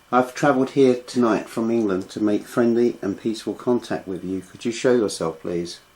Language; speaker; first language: English; native; English